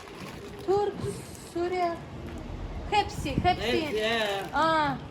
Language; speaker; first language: Turkish; non-native, learner; Russian